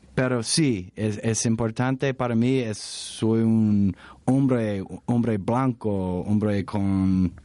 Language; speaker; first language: Spanish; non-native, learner; English